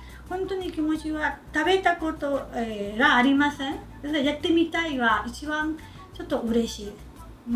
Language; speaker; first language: Japanese; non-native, learner; Spanish